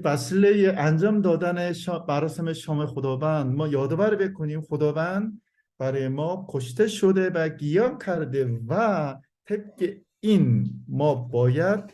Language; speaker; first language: Persian; non-native, learner; Korean